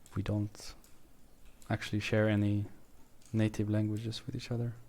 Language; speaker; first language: English; non-native, fluent; Swedish